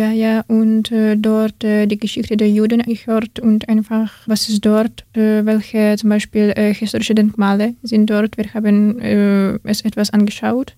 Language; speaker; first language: German; non-native, learner; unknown